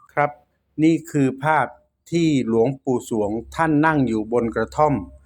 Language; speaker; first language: Thai; native; Thai